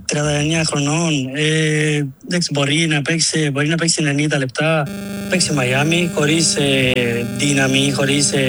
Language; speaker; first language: Greek; non-native, learner; Spanish